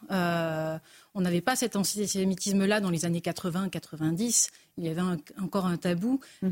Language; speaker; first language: French; native; French